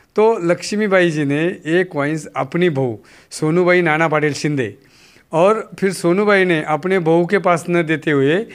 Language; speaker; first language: Hindi; non-native, local second language; Marathi